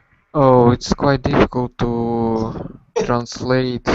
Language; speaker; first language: English; non-native, learner; Russian